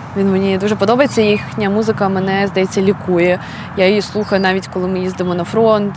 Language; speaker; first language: Ukrainian; native; Ukrainian